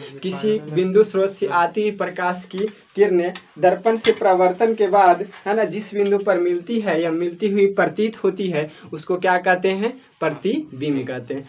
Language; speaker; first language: Hindi; native; Hindi